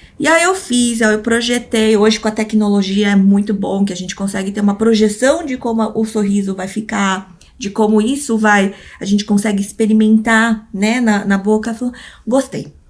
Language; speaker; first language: Portuguese; early bilingual, other home language; Korean